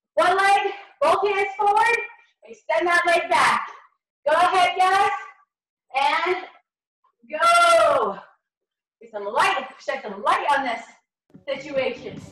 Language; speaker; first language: English; native; English